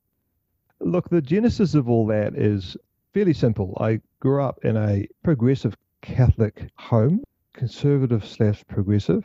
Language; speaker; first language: English; native; English